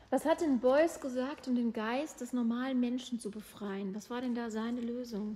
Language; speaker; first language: German; native; German